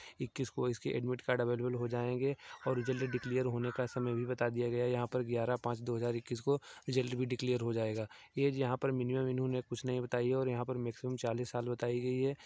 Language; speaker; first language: Hindi; native; Hindi